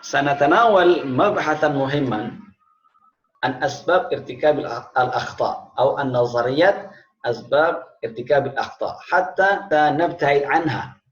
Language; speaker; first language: Arabic; non-native, fluent; Indonesian